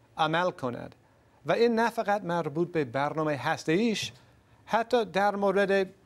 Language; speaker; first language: Persian; non-native, fluent; English